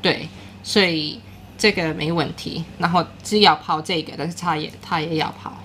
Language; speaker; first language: Chinese; non-native, learner; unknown